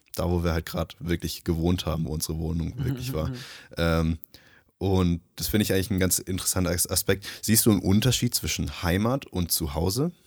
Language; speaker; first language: German; early bilingual, other home language; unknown